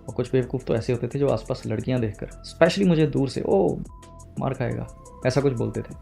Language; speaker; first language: Hindi; native; Hindi